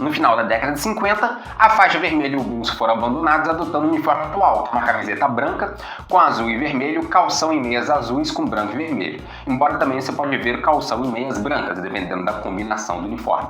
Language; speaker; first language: Portuguese; native; Portuguese